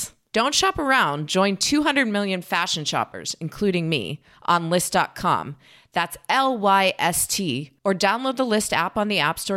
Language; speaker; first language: English; native; English